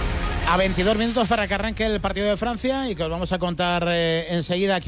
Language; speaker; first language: Spanish; native; Spanish